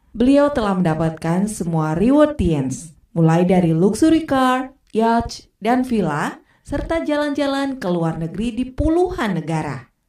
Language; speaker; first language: Indonesian; native; Indonesian